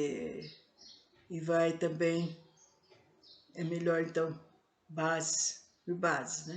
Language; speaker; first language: Portuguese; native; Portuguese